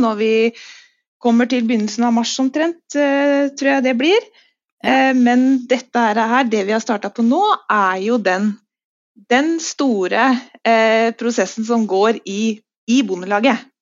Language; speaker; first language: Norwegian; native; Norwegian